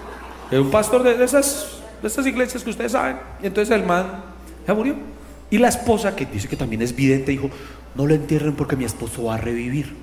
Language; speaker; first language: Spanish; native; Spanish